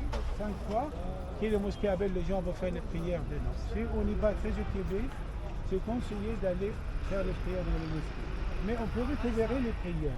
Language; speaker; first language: French; non-native, fluent; Arabic